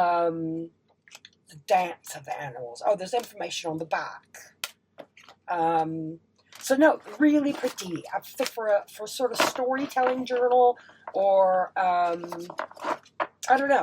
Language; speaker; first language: English; native; English